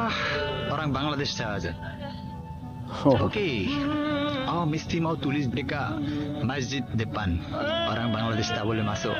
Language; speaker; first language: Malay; non-native, learner; Bangla